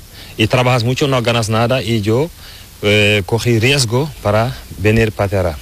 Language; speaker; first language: Spanish; non-native, learner; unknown